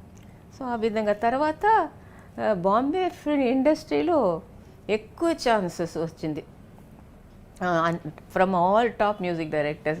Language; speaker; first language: Telugu; non-native, local second language; Tamil